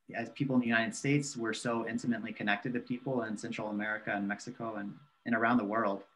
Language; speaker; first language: English; native; English